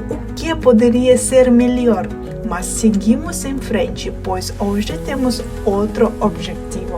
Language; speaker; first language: Portuguese; non-native, fluent; Russian